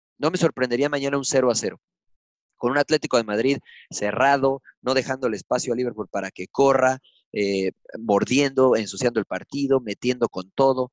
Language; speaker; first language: Spanish; early bilingual, heritage; Spanish